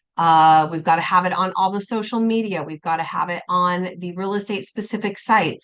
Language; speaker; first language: English; native; English